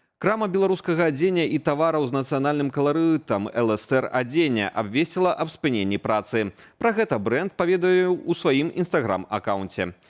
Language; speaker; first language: Belarusian; native; Belarusian